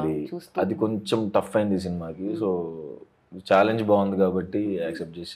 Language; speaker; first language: Telugu; native; Telugu